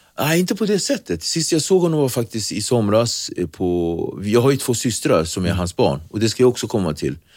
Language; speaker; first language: Swedish; early bilingual, other home language; Kabuverdianu